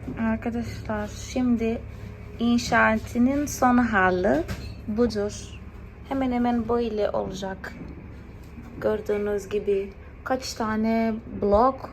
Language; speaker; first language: Turkish; native; Turkish